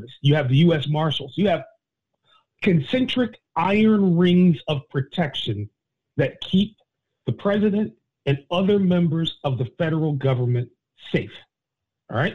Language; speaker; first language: English; native; English